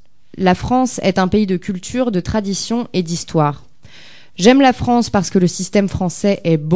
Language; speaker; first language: French; native; French